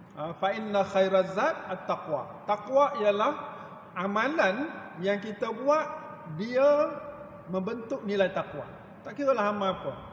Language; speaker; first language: Malay; native; Malay